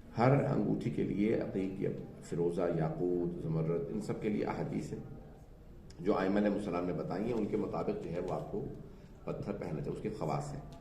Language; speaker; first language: Urdu; native; Urdu